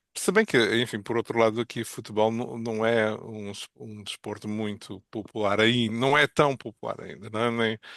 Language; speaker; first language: Portuguese; native; Portuguese